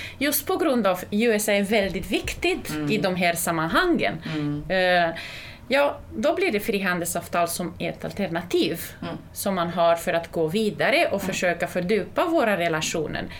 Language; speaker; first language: Swedish; non-native, fluent; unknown